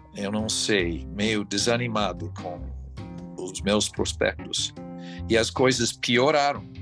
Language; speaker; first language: Portuguese; non-native, fluent; English